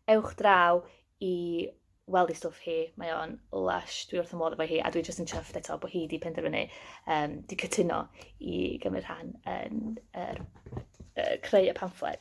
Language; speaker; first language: Welsh; native; Welsh